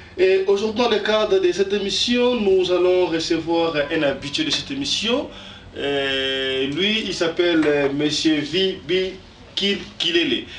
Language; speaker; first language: French; non-native, local second language; Lingala